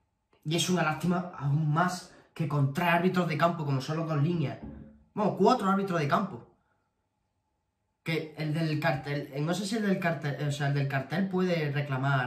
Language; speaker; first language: Spanish; native; Spanish